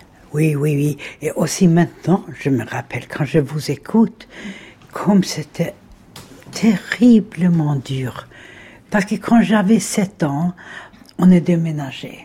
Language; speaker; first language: French; non-native, fluent; Swedish